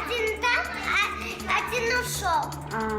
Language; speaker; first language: Russian; non-native, local second language; Kazakh